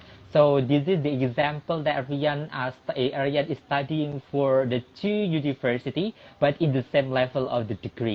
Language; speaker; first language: English; non-native, local second language; Indonesian